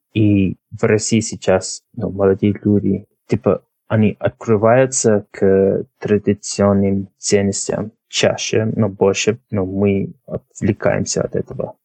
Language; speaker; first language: Russian; non-native, fluent; English